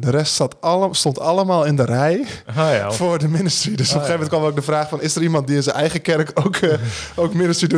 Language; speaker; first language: Dutch; native; Dutch